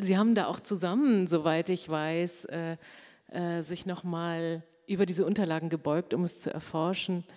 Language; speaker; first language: German; native; German